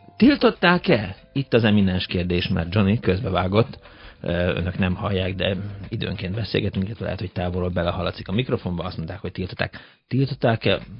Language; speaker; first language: Hungarian; native; Hungarian